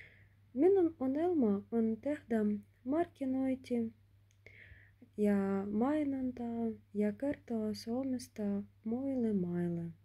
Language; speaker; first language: Finnish; non-native, learner; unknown